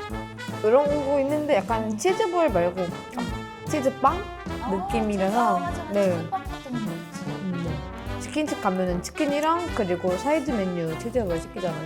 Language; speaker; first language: Korean; non-native, fluent; Portuguese